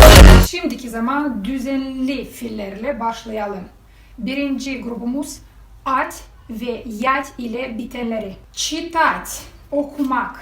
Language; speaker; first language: Turkish; non-native, fluent; Russian